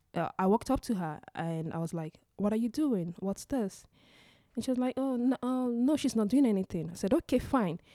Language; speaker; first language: English; non-native, local second language; Igbo